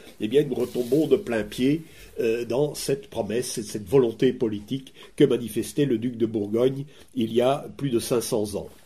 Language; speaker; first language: French; native; French